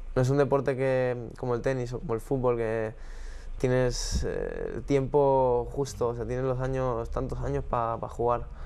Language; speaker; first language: Spanish; native; Spanish